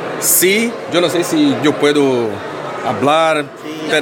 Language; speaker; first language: Spanish; non-native, learner; Portuguese